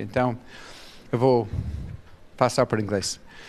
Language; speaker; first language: Portuguese; non-native, fluent; English